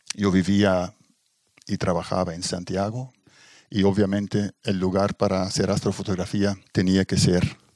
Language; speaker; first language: Spanish; non-native, fluent; Dutch